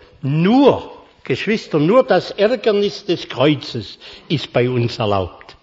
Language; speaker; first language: German; native; German